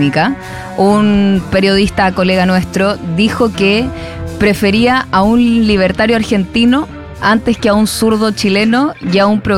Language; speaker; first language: Spanish; native; Spanish